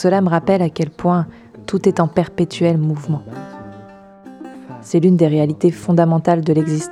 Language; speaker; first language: French; native; French